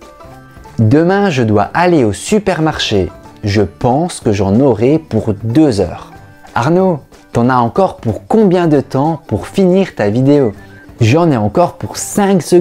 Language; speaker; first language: French; native; French